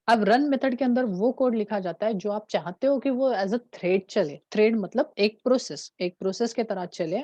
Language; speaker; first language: Hindi; non-native, local second language; Marathi